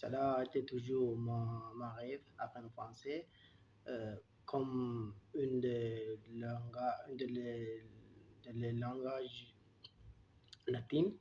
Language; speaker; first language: French; non-native, learner; Turkish